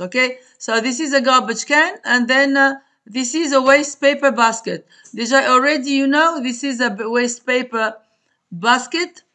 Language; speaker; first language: English; non-native, fluent; Arabic